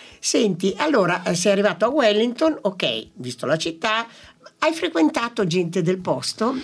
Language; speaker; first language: Italian; native; Italian